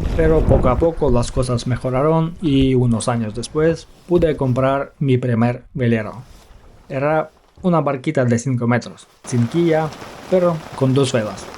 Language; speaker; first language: Spanish; non-native, fluent; Ukrainian